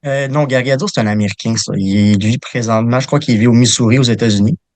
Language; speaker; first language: French; native; French